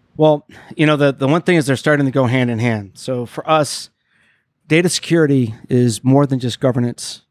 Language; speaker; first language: English; native; English